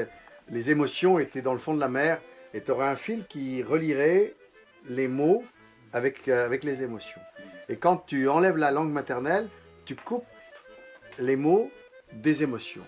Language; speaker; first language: French; native; French